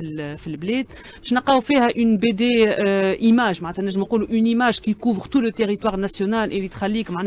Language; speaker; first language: Arabic; native; Arabic